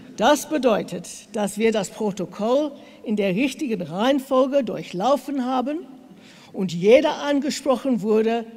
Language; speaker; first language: German; non-native, learner; English